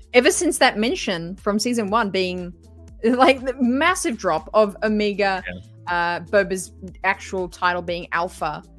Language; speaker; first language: English; native; English